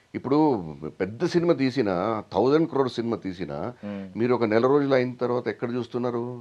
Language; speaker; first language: Telugu; non-native, local second language; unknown